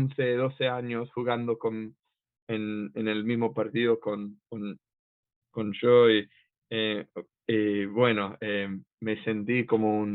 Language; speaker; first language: Spanish; non-native, fluent; English